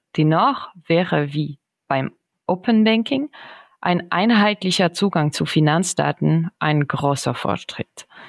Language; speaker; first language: German; non-native, fluent; French